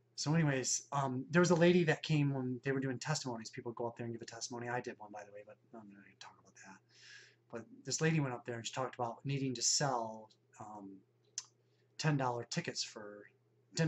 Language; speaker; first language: English; native; English